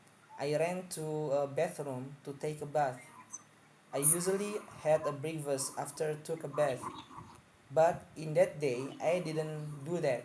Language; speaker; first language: English; non-native, fluent; Indonesian